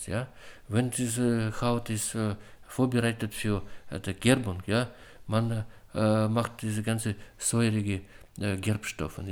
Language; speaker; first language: German; non-native, learner; Russian